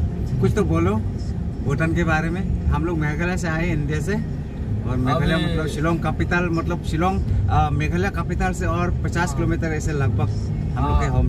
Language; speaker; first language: Hindi; non-native, local second language; Khasi